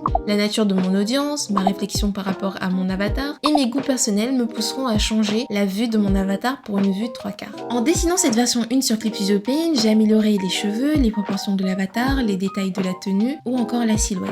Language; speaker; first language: French; native; French